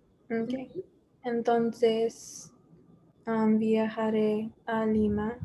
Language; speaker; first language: Spanish; non-native, learner; English